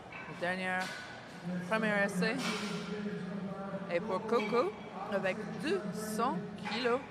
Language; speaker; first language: French; non-native, fluent; English